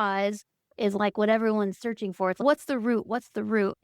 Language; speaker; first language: English; native; English